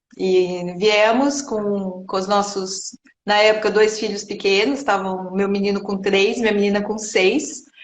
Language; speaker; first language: Portuguese; native; Portuguese